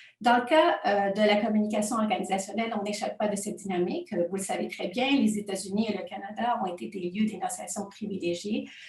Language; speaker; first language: French; non-native, fluent; Spanish